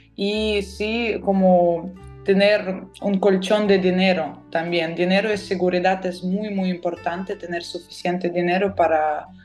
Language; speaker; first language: Spanish; non-native, fluent; Russian